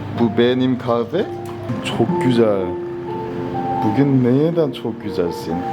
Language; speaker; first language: Turkish; non-native, learner; Korean